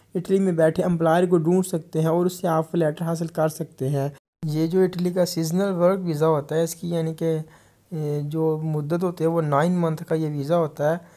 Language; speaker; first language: Urdu; non-native, local second language; Punjabi